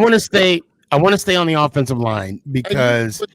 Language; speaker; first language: English; native; English